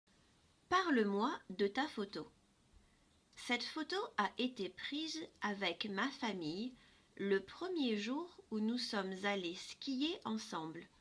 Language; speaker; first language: French; non-native, fluent; English